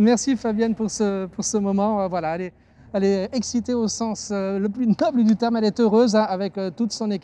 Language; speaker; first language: French; native; French